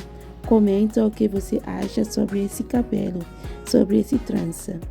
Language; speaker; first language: Portuguese; non-native, learner; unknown